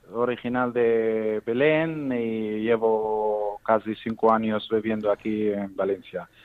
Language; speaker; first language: Spanish; non-native, learner; Arabic